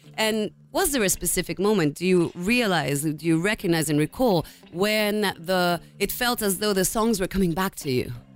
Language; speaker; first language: English; non-native, fluent; Italian